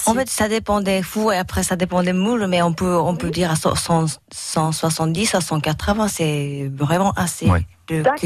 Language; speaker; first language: French; non-native, learner; Japanese